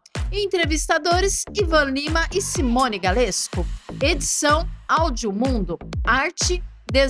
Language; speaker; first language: Portuguese; native; Portuguese